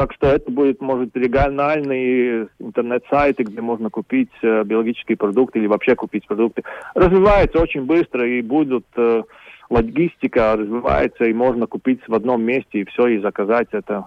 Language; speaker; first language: Russian; non-native, local second language; Latvian